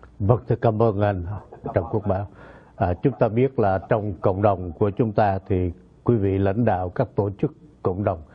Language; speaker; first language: Vietnamese; native; Vietnamese